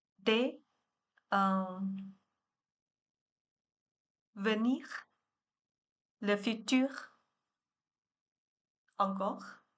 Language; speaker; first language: French; non-native, learner; Chinese